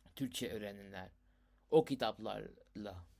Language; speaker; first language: Turkish; non-native, learner; Urdu